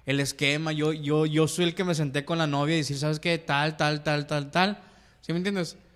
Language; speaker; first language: Spanish; early bilingual, heritage; Spanish